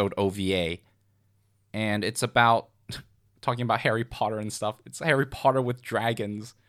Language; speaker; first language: English; non-native, local second language; Cantonese